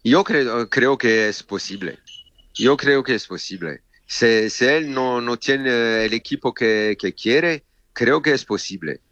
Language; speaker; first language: Spanish; non-native, learner; French